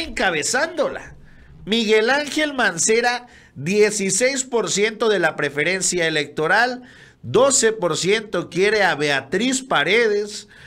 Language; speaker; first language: Spanish; native; Spanish